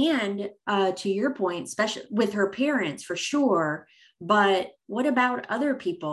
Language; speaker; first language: English; native; English